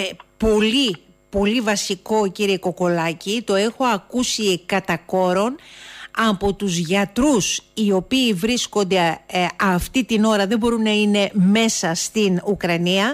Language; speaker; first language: Greek; native; Greek